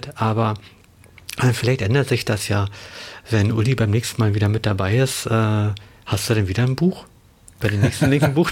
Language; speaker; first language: German; native; German